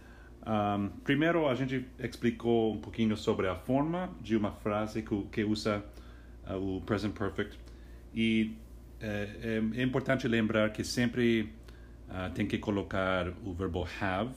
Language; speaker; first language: Portuguese; non-native, fluent; English